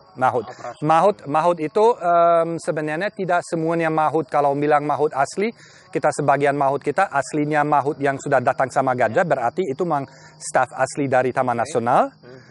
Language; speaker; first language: Indonesian; non-native, fluent; German